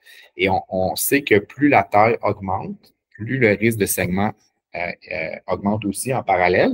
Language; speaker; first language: French; native; French